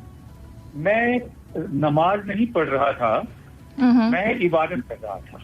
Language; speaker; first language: Hindi; native; Hindi